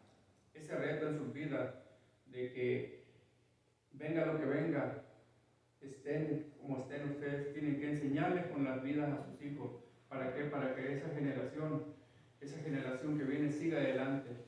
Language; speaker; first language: Spanish; native; Spanish